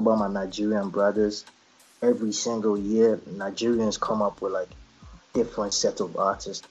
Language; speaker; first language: English; non-native, local second language; Akan